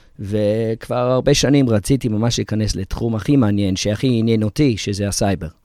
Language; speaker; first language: Hebrew; early bilingual, heritage; Hebrew